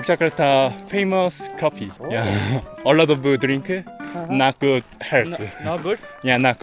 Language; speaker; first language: English; non-native, learner; Korean